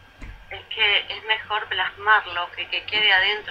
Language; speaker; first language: Spanish; native; Spanish